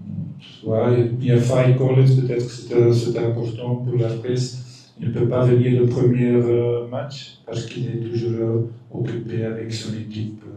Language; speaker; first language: French; non-native, local second language; Dutch